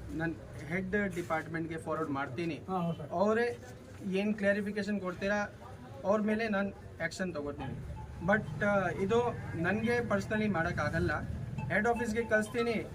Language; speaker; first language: Kannada; non-native, fluent; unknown